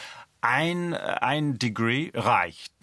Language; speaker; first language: German; non-native, fluent; English